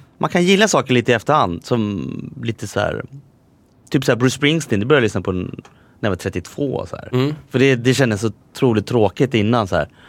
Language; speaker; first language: Swedish; early bilingual, other home language; Spanish